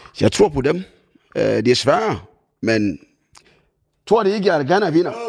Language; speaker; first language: Danish; non-native, fluent; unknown